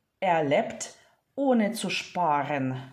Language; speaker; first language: German; non-native, fluent; Ukrainian